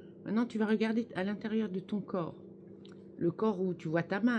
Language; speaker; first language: French; native; French